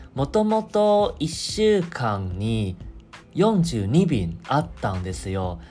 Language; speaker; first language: Japanese; non-native, fluent; Chinese